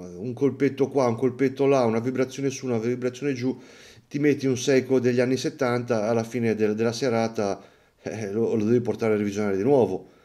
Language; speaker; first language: Italian; native; Italian